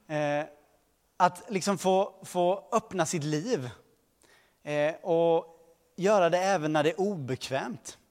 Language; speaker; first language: Swedish; early bilingual, other home language; Portuguese